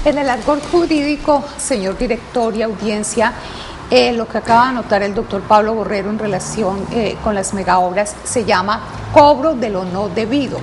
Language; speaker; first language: Spanish; native; Spanish